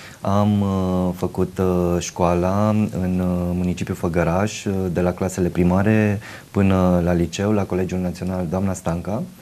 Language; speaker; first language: Romanian; native; Romanian